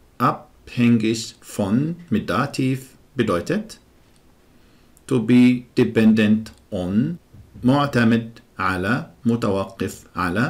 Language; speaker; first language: German; non-native, fluent; Arabic